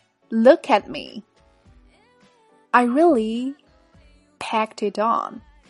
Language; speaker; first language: English; non-native, fluent; Chinese